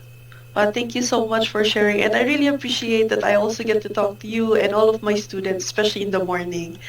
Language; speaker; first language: English; non-native, fluent; Filipino